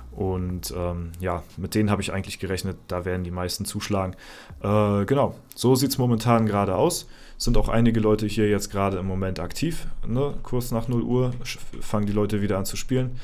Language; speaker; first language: German; native; German